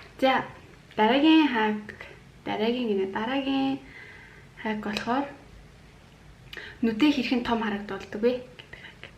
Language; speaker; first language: Mongolian; native; Mongolian